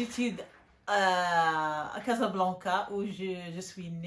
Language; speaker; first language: French; non-native, local second language; Arabic